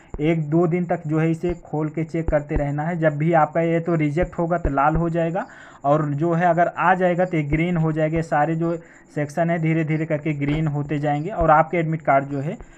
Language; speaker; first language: Hindi; native; Hindi